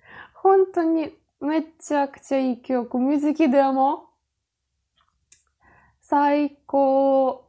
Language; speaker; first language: Japanese; non-native, fluent; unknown